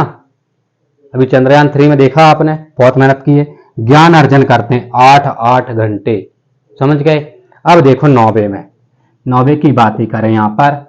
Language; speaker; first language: Hindi; native; Hindi